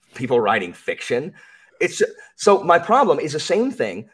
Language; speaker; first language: English; native; English